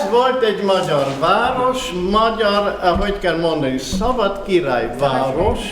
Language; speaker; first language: Hungarian; early bilingual, heritage; German